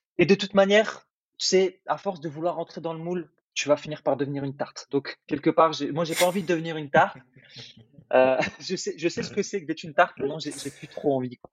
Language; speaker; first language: French; early bilingual, other home language; Arabic